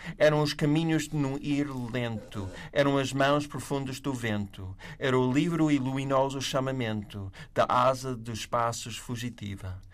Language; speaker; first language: Portuguese; non-native, fluent; English